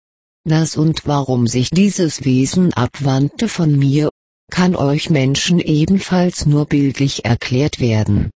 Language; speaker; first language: German; native; German